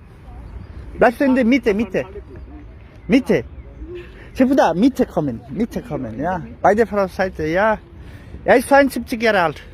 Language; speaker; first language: German; non-native, learner; Bangla